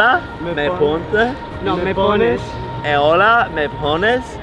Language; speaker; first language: Spanish; non-native, learner; English